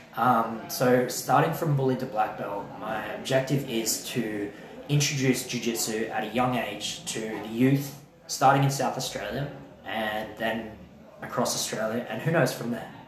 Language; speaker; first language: English; native; English